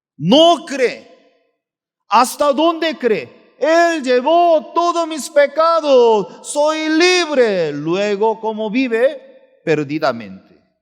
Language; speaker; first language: Spanish; non-native, fluent; Korean